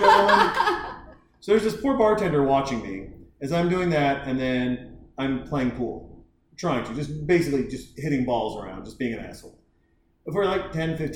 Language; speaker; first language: English; native; English